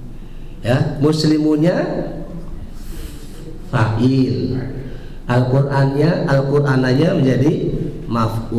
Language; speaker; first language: Indonesian; native; Indonesian